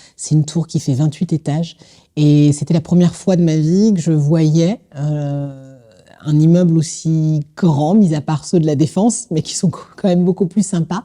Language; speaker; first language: French; native; French